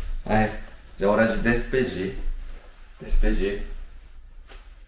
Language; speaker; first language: Portuguese; non-native, fluent; Japanese